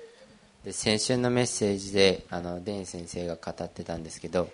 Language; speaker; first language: Japanese; early bilingual, other home language; Portuguese